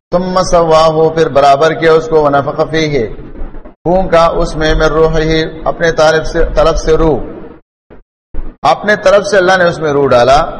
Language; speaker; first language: Urdu; non-native, local second language; Pashto